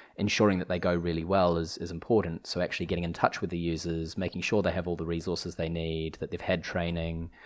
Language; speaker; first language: English; native; English